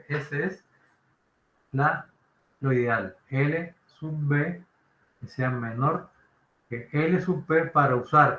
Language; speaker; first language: Spanish; native; Spanish